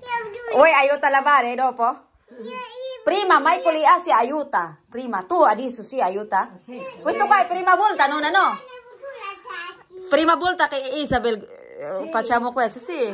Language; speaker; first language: Italian; non-native, learner; Filipino